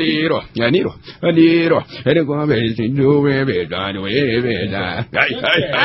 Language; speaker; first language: Portuguese; native; Portuguese